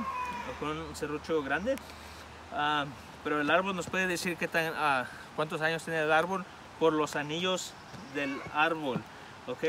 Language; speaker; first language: Spanish; early bilingual, heritage; Spanish